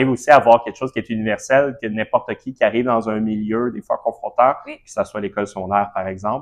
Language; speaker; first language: French; native; French